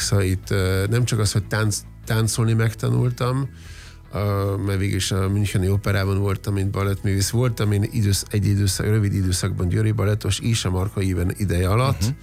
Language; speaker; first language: Hungarian; non-native, fluent; German